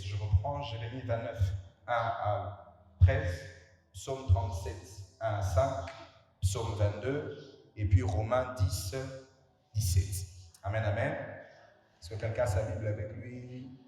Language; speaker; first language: French; non-native, local second language; Lingala